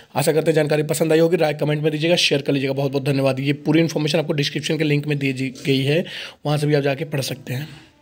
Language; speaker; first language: Hindi; native; Hindi